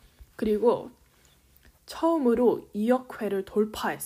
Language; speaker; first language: Korean; early bilingual, heritage; Korean